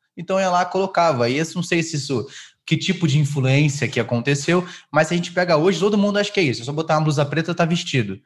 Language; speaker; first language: Portuguese; native; Portuguese